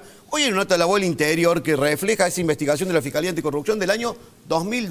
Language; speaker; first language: Spanish; native; Spanish